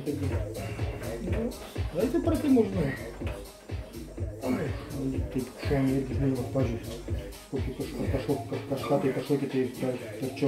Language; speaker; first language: Russian; non-native, fluent; Lithuanian